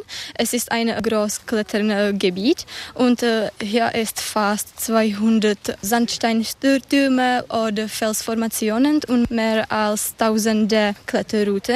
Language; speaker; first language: German; non-native, learner; Czech